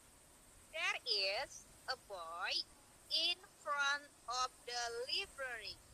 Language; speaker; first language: English; non-native, learner; Indonesian